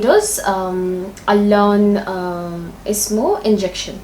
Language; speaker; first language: Arabic; non-native, local second language; Bangla